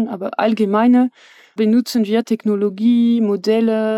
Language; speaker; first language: German; non-native, fluent; French